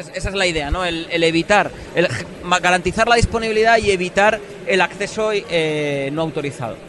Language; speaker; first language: Spanish; native; Spanish